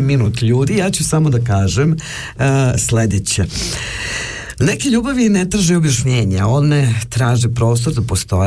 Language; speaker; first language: Serbian; native; Serbian